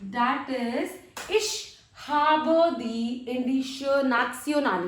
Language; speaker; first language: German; non-native, fluent; Hindi